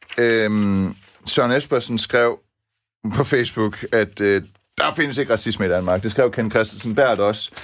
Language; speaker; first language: Danish; early bilingual, other home language; Persian